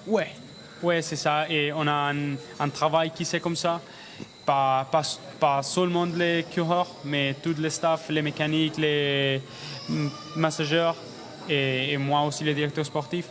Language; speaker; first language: French; non-native, learner; Spanish